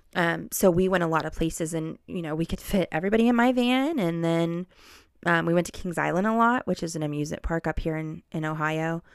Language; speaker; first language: English; native; English